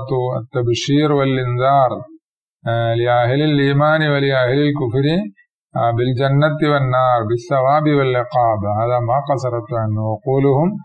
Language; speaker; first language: Arabic; non-native, fluent; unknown